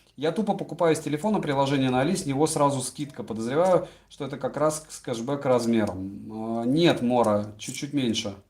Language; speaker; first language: Russian; native; Russian